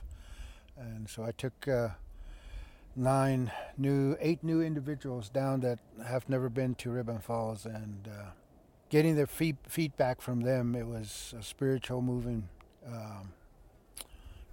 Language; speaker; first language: English; early bilingual, other home language; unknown